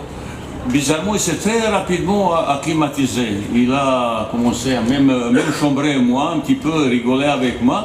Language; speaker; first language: French; non-native, fluent; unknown